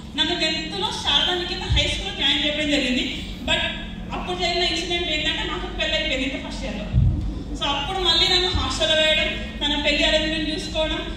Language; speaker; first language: Telugu; early bilingual, other home language; Hindi